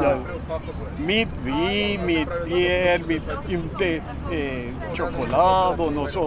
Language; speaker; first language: German; early bilingual, heritage; German